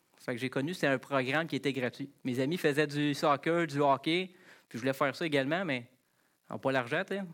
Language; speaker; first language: French; native; French